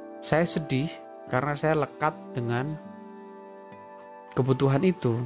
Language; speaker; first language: Indonesian; native; Indonesian